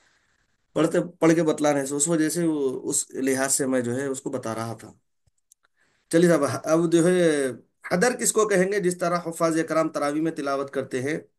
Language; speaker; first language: Urdu; native; Urdu